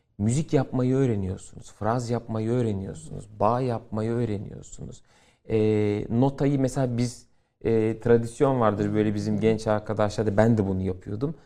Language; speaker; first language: Turkish; native; Turkish